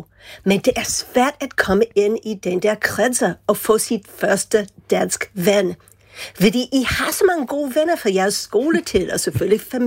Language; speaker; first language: Danish; non-native, fluent; English